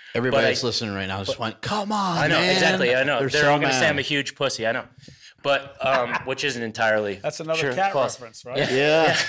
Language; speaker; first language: English; native; English